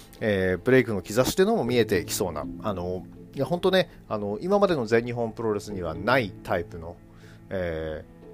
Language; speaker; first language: Japanese; native; Japanese